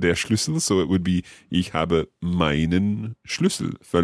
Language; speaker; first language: German; non-native, learner; English